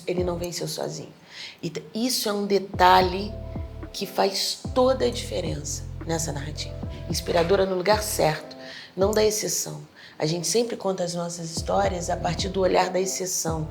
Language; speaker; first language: Portuguese; native; Portuguese